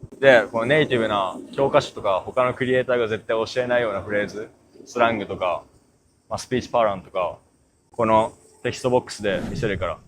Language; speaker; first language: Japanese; native; Japanese